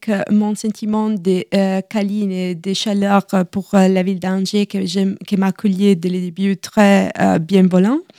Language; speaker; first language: French; non-native, learner; Italian